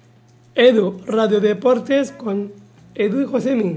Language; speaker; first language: Spanish; native; Spanish